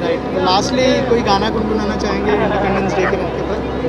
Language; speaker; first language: Hindi; native; Hindi